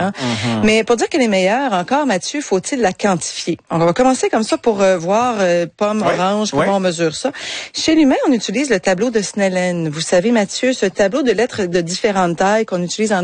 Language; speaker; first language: French; native; French